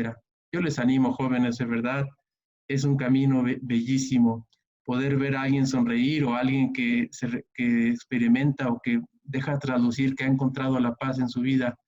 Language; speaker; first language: Spanish; native; Spanish